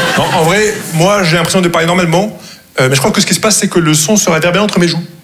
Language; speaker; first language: French; non-native, local second language; Arabic